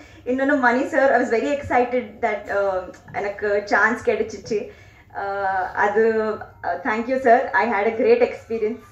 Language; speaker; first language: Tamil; non-native, learner; Telugu